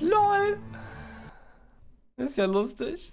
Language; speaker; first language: German; native; German